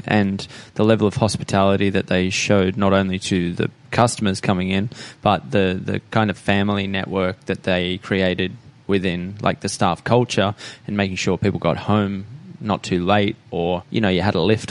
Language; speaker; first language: English; native; English